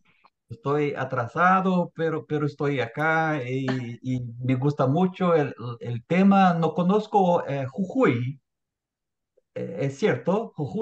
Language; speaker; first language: Spanish; non-native, fluent; Portuguese